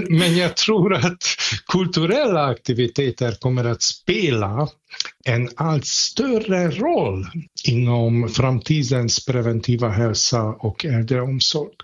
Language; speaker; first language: Swedish; non-native, fluent; Hungarian